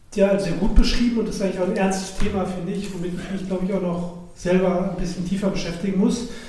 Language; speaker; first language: German; native; German